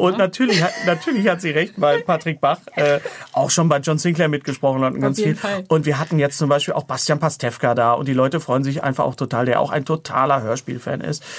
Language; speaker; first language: German; native; German